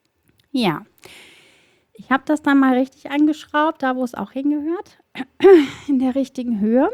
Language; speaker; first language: German; native; German